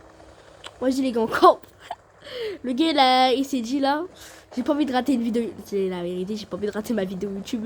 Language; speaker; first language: French; native; French